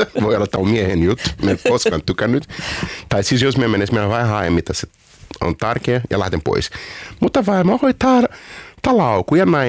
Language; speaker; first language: Finnish; non-native, fluent; Portuguese